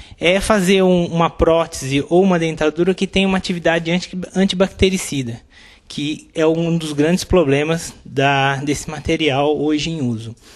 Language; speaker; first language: Portuguese; native; Portuguese